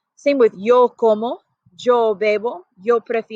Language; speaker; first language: Spanish; non-native, fluent; English